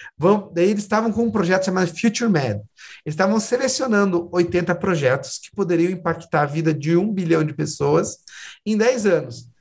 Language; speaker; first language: Portuguese; native; Portuguese